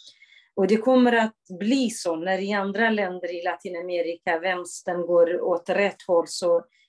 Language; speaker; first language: Swedish; non-native, fluent; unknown